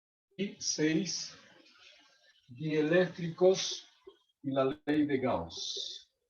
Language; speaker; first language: Spanish; native; Spanish